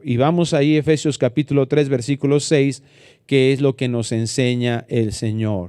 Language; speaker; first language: Spanish; native; Spanish